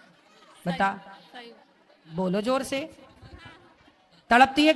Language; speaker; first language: Hindi; native; Hindi